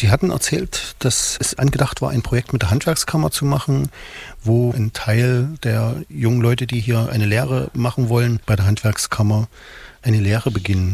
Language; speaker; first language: German; native; German